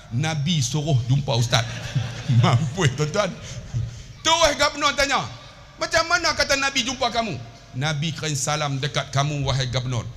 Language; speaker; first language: Malay; native; Malay